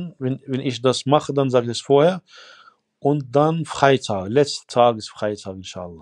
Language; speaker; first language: German; non-native, fluent; Arabic